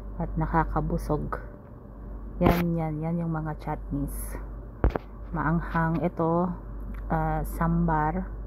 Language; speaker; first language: Filipino; native; Filipino